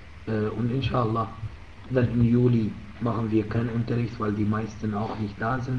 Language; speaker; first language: German; non-native, fluent; Arabic